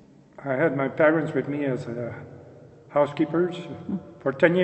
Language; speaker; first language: English; non-native, local second language; French